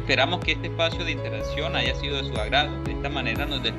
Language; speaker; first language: Spanish; native; Spanish